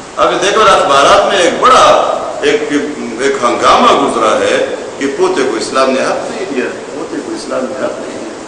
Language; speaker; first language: Urdu; non-native, local second language; Pashto